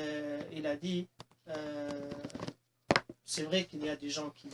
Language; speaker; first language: French; non-native, local second language; Arabic